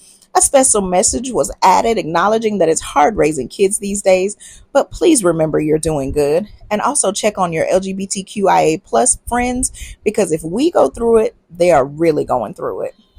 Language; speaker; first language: English; native; English